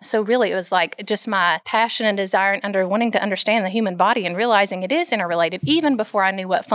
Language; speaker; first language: English; native; English